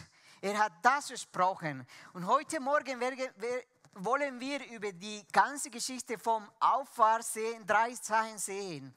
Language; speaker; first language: German; non-native, fluent; Spanish